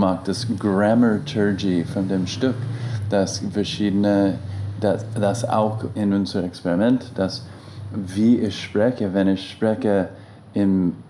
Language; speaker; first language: German; non-native, learner; English